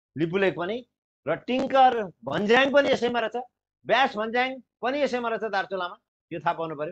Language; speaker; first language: Nepali; native; Nepali